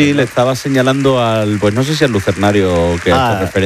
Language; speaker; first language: Spanish; native; Spanish